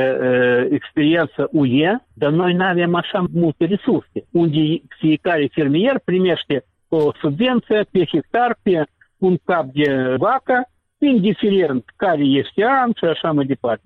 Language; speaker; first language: Romanian; non-native, local second language; Russian